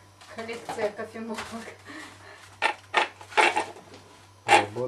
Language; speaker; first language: Russian; native; Russian